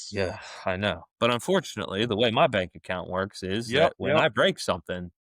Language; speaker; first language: English; native; English